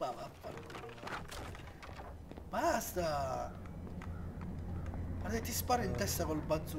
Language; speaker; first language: Italian; native; Italian